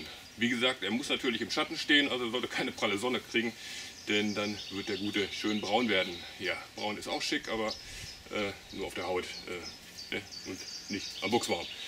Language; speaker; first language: German; native; German